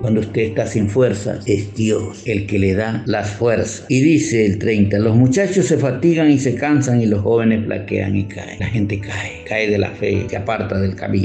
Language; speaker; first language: Spanish; native; Spanish